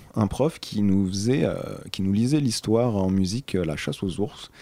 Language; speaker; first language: French; native; French